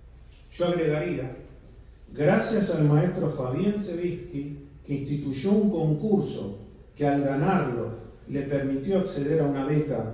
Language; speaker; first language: Spanish; native; Spanish